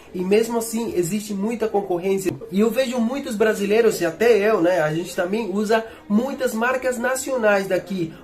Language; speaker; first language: Portuguese; non-native, fluent; Spanish